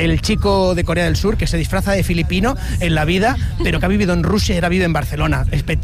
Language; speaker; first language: Spanish; native; Spanish